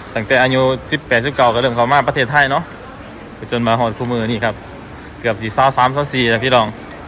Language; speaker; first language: Thai; native; Thai